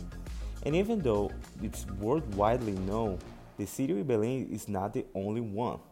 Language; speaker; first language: English; non-native, fluent; Portuguese